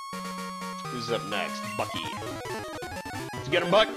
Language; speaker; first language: English; native; English